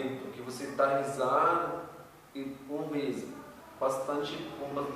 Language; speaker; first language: Portuguese; non-native, learner; Arabic